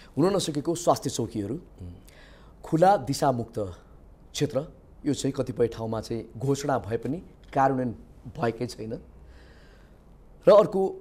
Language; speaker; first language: Nepali; native; Nepali